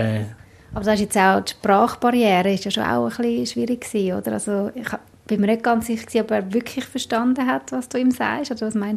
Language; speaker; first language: German; native; German